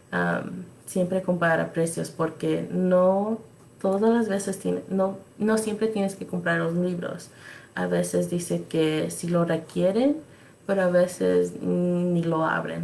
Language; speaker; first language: Spanish; early bilingual, other home language; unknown